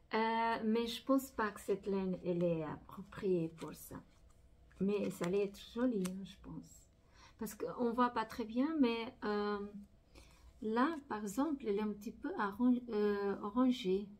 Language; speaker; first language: French; non-native, fluent; Portuguese